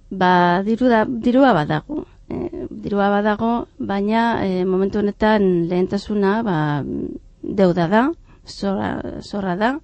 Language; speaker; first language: Basque; non-native, fluent; Catalan